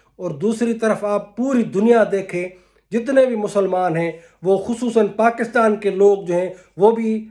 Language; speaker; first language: Urdu; non-native, local second language; Sindhi